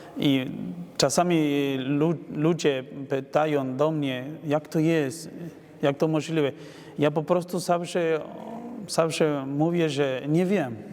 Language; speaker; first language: Polish; non-native, learner; Spanish